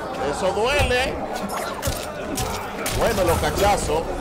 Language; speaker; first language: Spanish; native; Spanish